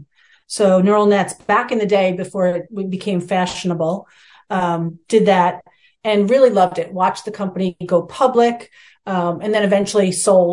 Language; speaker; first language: English; native; English